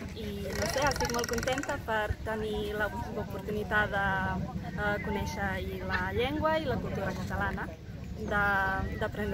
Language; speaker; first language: Catalan; non-native, learner; Serbian